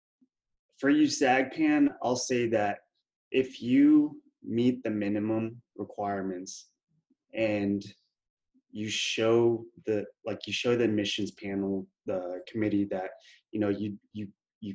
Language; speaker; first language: English; native; English